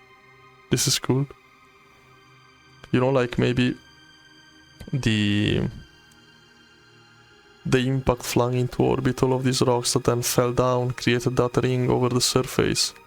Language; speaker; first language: English; non-native, fluent; Italian